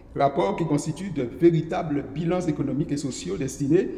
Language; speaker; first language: French; native; French